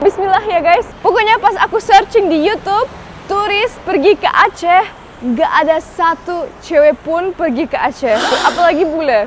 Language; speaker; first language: Indonesian; non-native, fluent; German